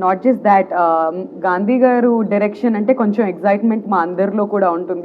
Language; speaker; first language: Telugu; native; Telugu